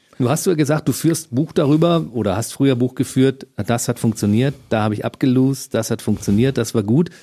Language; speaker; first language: German; native; German